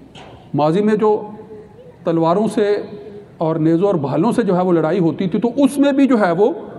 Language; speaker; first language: Urdu; native; Urdu